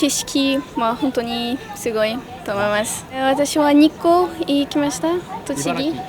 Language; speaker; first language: Japanese; non-native, learner; French